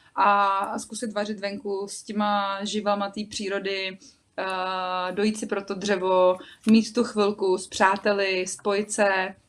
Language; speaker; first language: Czech; native; Czech